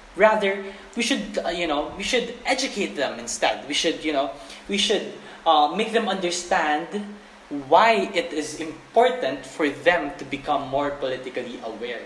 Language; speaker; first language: English; non-native, local second language; Filipino